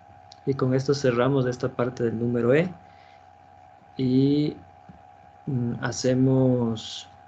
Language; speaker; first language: Spanish; native; Spanish